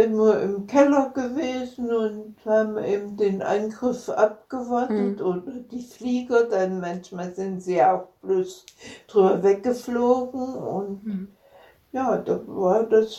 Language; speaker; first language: German; native; German